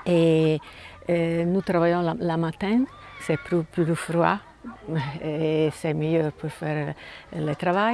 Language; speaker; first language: French; non-native, learner; Italian